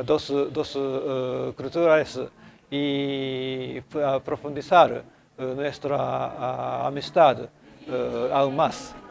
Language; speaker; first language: Spanish; non-native, learner; Japanese